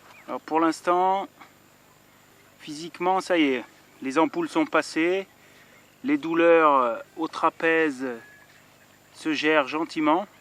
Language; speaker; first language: French; native; French